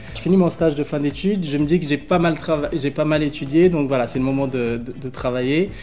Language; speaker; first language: French; early bilingual, other home language; English